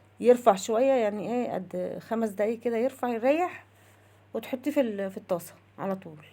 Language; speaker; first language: Egyptian Arabic; native; Egyptian Arabic